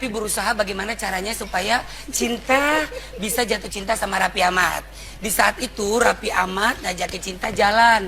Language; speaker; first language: Indonesian; native; Indonesian